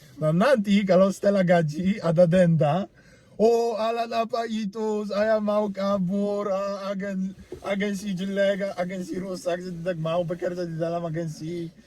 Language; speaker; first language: Indonesian; non-native, learner; Polish